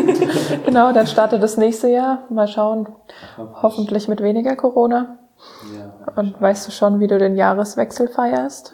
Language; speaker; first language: German; native; German